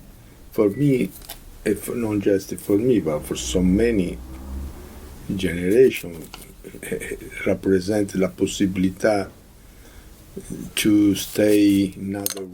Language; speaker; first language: English; non-native, learner; Italian